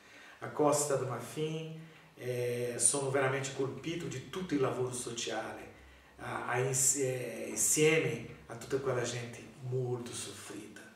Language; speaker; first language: Italian; non-native, learner; Portuguese